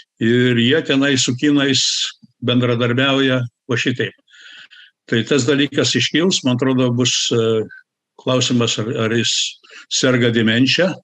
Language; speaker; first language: Lithuanian; early bilingual, heritage; Lithuanian